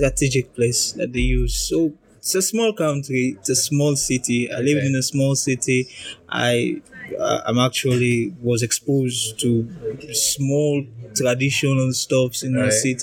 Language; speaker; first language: English; non-native, local second language; Krio